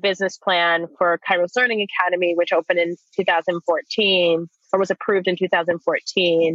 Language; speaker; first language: English; native; English